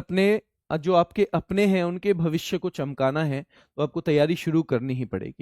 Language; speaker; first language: Hindi; native; Hindi